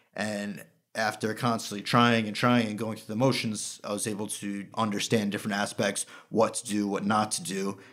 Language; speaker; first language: English; native; English